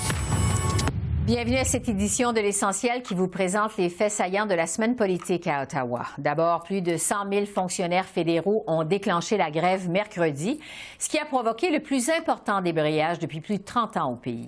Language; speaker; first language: French; native; French